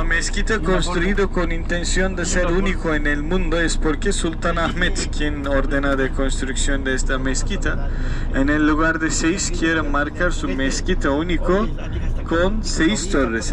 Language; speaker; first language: Spanish; non-native, fluent; Turkish